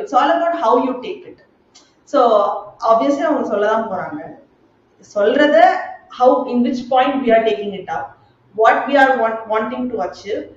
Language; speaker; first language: English; non-native, local second language; Tamil